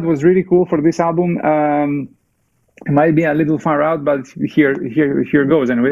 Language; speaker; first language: English; non-native, fluent; Greek